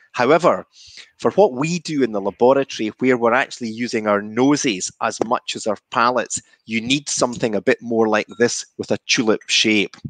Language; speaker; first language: English; native; English